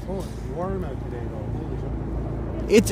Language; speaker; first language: English; native; English